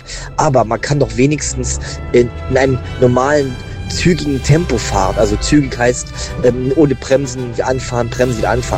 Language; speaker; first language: German; native; German